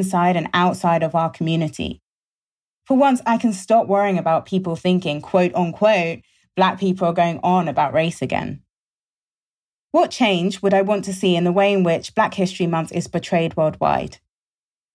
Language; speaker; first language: English; native; English